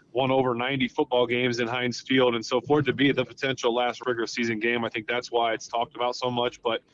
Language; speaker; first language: English; native; English